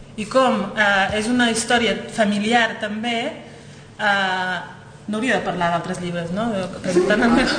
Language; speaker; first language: Catalan; early bilingual, other home language; Riffian